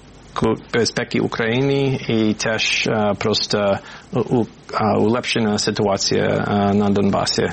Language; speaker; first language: Ukrainian; non-native, fluent; English